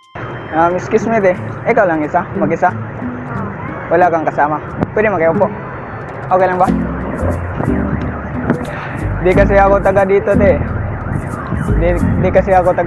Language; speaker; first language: Filipino; non-native, local second language; Cebuano